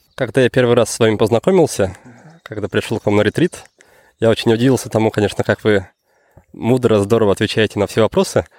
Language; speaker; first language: Russian; native; Russian